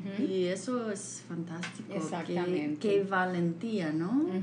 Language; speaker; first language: Spanish; non-native, fluent; English